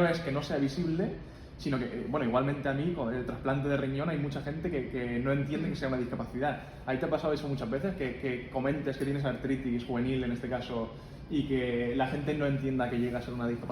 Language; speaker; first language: Spanish; native; Spanish